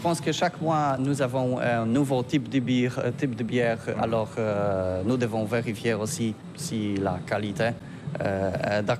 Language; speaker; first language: French; non-native, learner; Polish